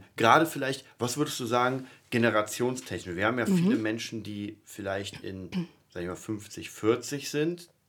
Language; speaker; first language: German; native; German